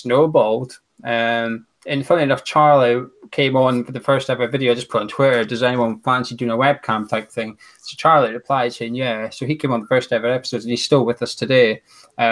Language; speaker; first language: English; native; English